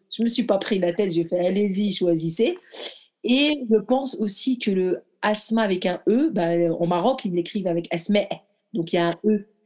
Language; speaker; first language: French; early bilingual, other home language; Arabic